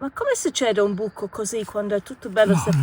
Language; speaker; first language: Italian; non-native, fluent; English